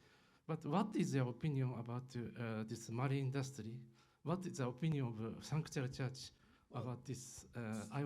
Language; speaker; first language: English; non-native, learner; Japanese